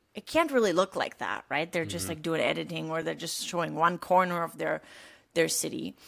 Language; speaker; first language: English; non-native, fluent; German